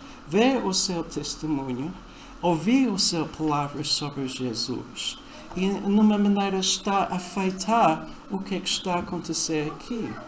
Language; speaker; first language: Portuguese; non-native, fluent; English